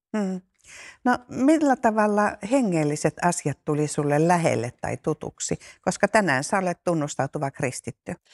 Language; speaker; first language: Finnish; native; Finnish